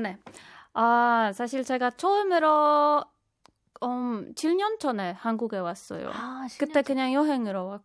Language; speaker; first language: Korean; non-native, fluent; Polish